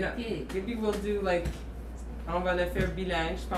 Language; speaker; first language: French; non-native, fluent; English